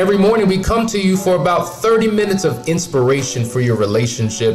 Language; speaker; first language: English; native; English